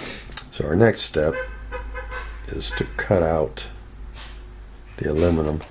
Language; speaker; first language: English; native; English